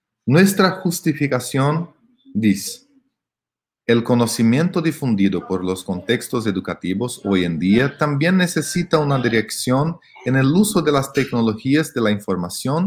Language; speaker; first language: Spanish; non-native, fluent; Portuguese